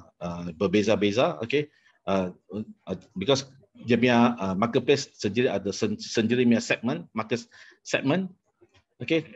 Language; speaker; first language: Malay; non-native, local second language; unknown